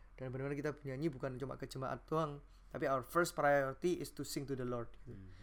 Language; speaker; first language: Indonesian; native; Indonesian